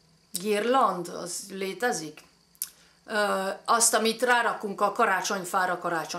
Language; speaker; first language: Hungarian; early bilingual, heritage; French